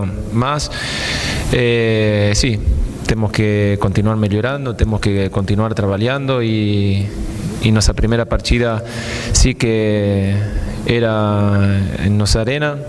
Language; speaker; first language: Portuguese; non-native, fluent; Spanish